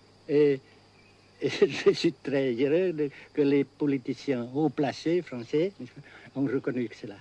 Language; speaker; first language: French; non-native, local second language; Vietnamese